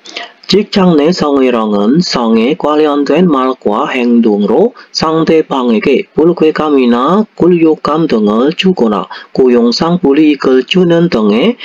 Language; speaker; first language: Korean; non-native, learner; Indonesian